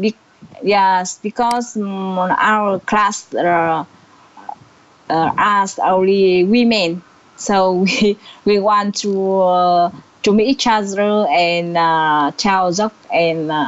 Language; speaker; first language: English; non-native, learner; Vietnamese